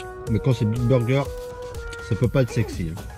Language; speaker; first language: French; native; French